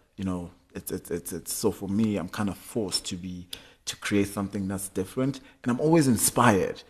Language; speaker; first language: English; non-native, local second language; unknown